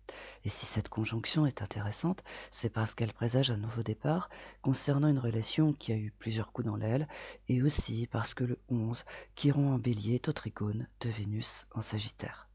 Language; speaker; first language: French; native; French